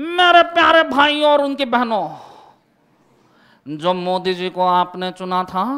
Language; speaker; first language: Hindi; non-native, local second language; Marathi